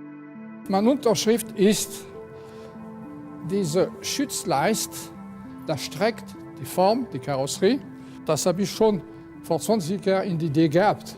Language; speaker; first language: German; non-native, fluent; French